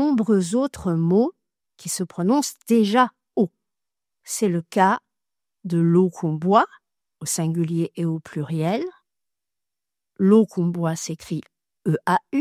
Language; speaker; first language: French; native; French